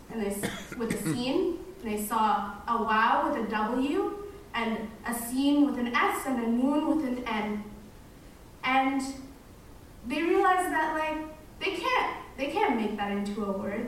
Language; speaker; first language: English; non-native, fluent; Arabic